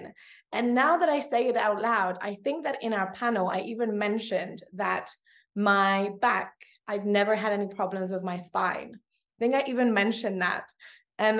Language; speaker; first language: English; native; English